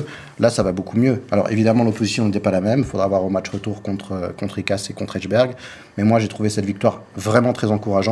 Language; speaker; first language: French; native; French